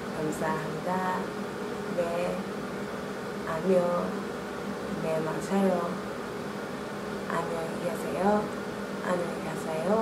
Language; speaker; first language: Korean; non-native, learner; English